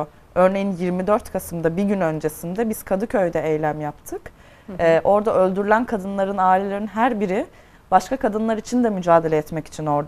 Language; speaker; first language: Turkish; native; Turkish